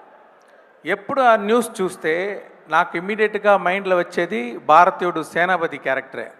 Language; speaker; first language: Telugu; non-native, learner; Tamil